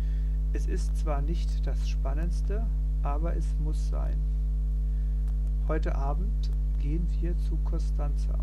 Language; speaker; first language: German; non-native, fluent; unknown